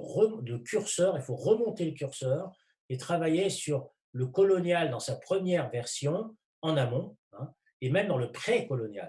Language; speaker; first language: French; native; French